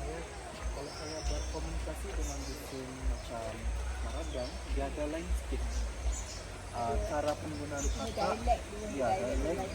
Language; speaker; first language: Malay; non-native, local second language; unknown